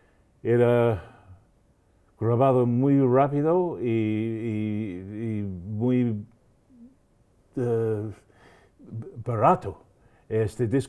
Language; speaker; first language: Spanish; non-native, fluent; English